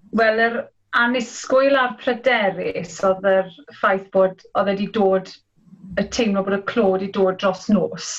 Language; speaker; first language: Welsh; native; Welsh